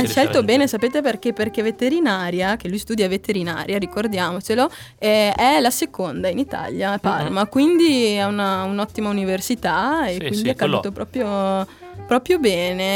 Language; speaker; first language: Italian; native; Italian